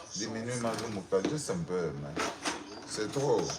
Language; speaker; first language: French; non-native, learner; Portuguese